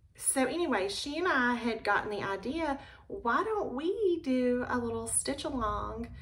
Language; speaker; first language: English; native; English